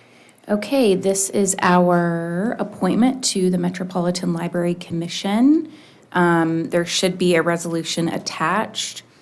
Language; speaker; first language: English; native; English